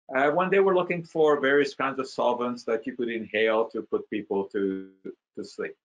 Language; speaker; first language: English; non-native, fluent; Hungarian